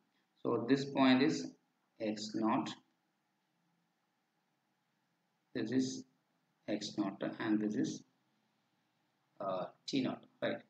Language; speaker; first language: English; non-native, local second language; Malayalam